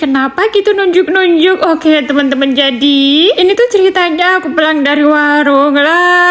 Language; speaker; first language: Indonesian; native; Indonesian